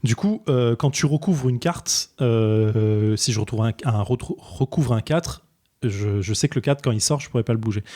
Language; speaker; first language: French; native; French